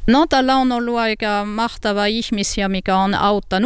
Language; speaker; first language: Finnish; non-native, learner; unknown